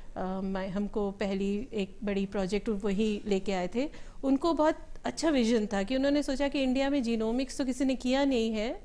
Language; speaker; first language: Hindi; native; Hindi